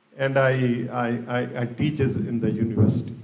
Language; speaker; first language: English; non-native, local second language; Punjabi